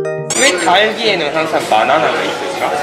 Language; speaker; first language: Korean; non-native, fluent; Japanese